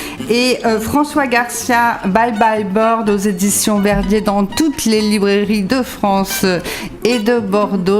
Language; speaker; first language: French; native; French